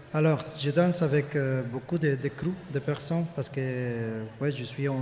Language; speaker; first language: French; non-native, fluent; Spanish